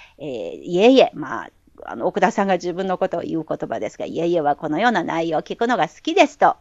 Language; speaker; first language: Japanese; non-native, fluent; Chinese